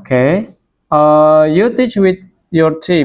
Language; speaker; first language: English; non-native, learner; Indonesian